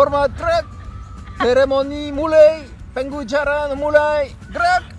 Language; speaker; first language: Indonesian; non-native, fluent; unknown